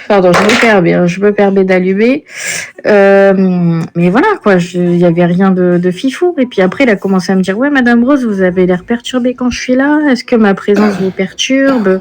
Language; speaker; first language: French; native; French